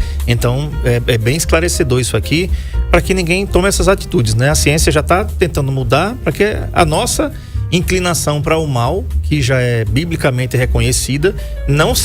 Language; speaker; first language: Portuguese; native; Portuguese